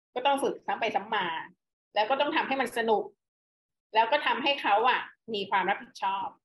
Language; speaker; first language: Thai; native; Thai